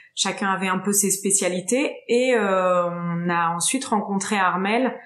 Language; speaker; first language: French; native; French